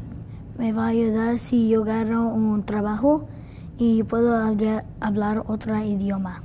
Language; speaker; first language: Spanish; early bilingual, heritage; Spanish